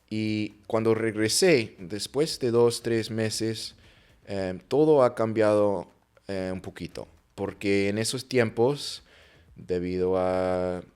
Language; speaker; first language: Spanish; non-native, fluent; English